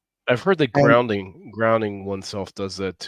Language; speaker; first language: English; native; English